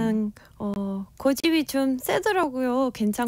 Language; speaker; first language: Korean; non-native, fluent; Spanish